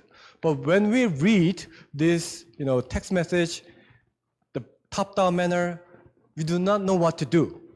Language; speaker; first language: English; non-native, fluent; Korean